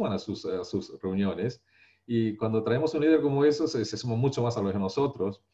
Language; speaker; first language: Spanish; non-native, fluent; Korean